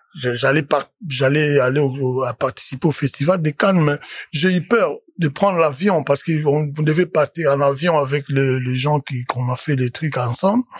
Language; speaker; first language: French; non-native, local second language; Lingala